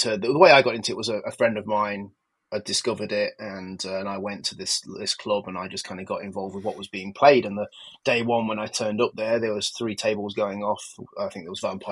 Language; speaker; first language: English; native; English